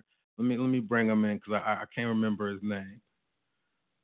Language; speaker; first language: English; native; English